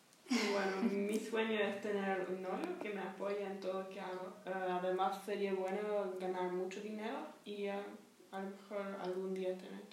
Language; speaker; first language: Spanish; non-native, learner; German